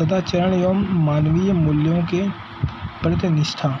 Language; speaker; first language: Hindi; native; Hindi